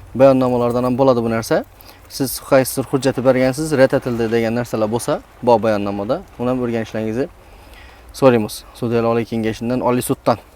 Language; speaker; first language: Uzbek; native; Uzbek